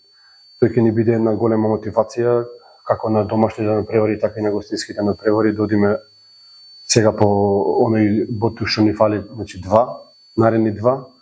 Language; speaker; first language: Macedonian; native; Macedonian